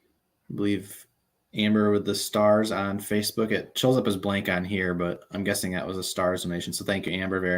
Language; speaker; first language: English; native; English